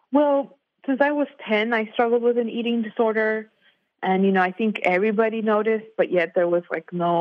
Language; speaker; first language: English; native; English